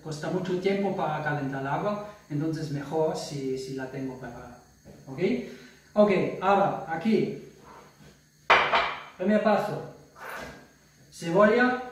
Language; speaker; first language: Spanish; non-native, fluent; German